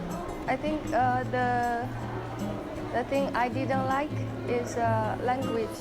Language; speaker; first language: English; non-native, fluent; Chinese